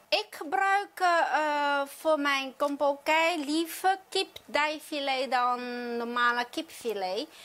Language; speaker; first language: Dutch; non-native, fluent; Chinese